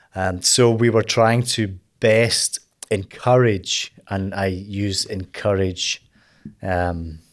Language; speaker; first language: English; native; English